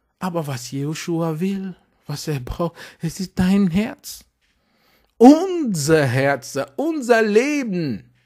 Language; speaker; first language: German; non-native, fluent; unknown